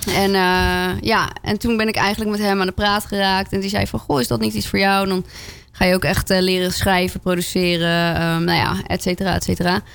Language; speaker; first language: Dutch; early bilingual, other home language; French